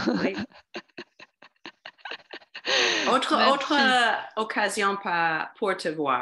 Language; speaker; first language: French; non-native, fluent; English